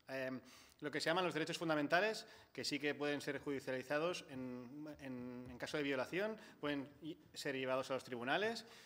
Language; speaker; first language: Spanish; non-native, local second language; Catalan